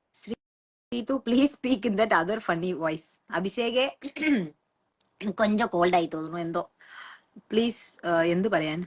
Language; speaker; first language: Malayalam; early bilingual, heritage; Malayalam